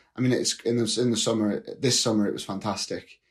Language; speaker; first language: English; native; English